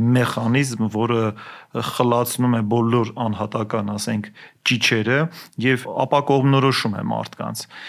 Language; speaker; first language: Armenian; native; Armenian